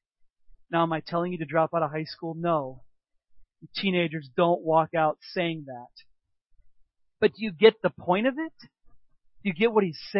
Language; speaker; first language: English; native; English